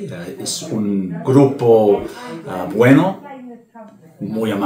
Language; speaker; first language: Spanish; non-native, learner; English